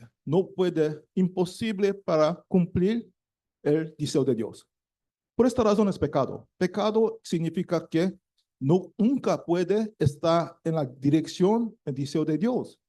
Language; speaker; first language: Spanish; non-native, learner; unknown